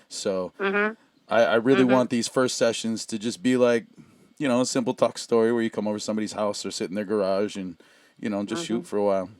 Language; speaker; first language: English; native; English